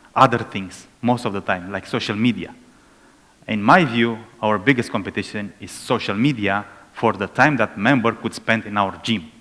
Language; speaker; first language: English; non-native, fluent; Romanian